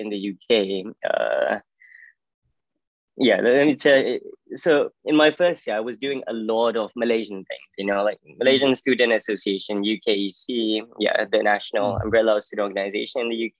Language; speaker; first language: English; non-native, local second language; Malay